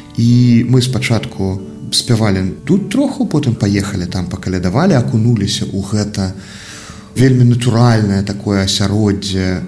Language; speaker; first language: Belarusian; native; Belarusian